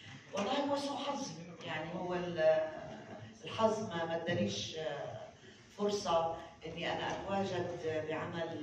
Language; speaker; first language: Arabic; native; Arabic